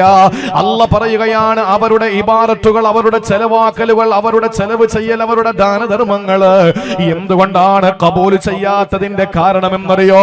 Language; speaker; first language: Malayalam; native; Malayalam